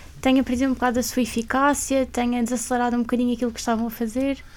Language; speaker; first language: Portuguese; native; Portuguese